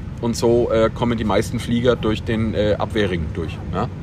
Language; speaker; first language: German; native; German